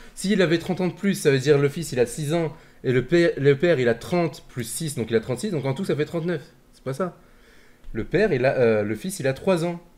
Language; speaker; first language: French; early bilingual, other home language; Arabic